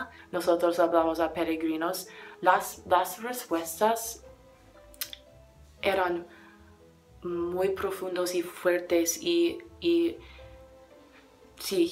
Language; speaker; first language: Spanish; non-native, learner; English